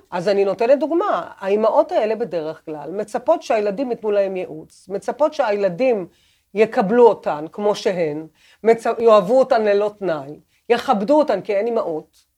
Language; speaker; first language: Hebrew; native; Hebrew